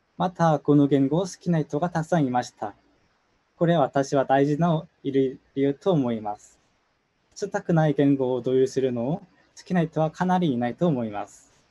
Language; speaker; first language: Japanese; non-native, learner; Korean